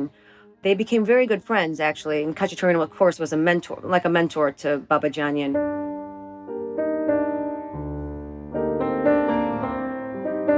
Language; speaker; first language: English; native; English